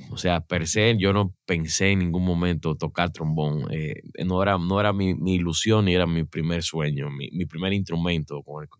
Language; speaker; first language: Spanish; native; Spanish